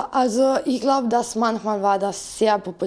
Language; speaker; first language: German; non-native, fluent; Slovenian